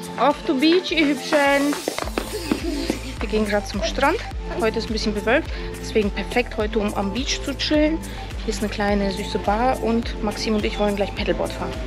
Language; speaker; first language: German; native; German